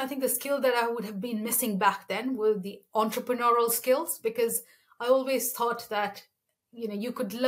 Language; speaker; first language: English; non-native, local second language; Malayalam